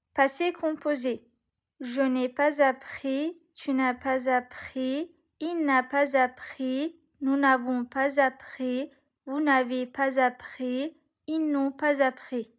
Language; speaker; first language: French; non-native, learner; Turkish